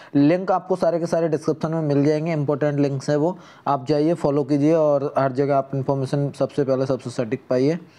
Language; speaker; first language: Hindi; native; Hindi